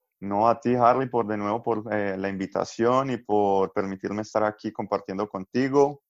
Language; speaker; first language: Spanish; native; Spanish